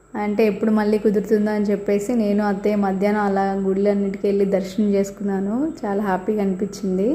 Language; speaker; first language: Telugu; native; Telugu